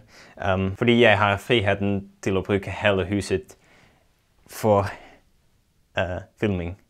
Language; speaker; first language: Norwegian; non-native, learner; Dutch